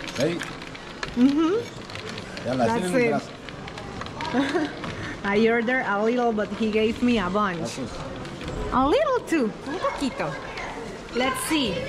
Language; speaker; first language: English; non-native, fluent; Spanish